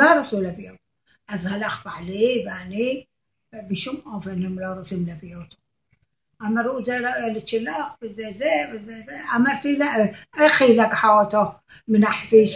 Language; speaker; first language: Hebrew; non-native, learner; Arabic